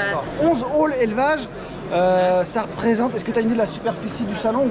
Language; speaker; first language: French; native; French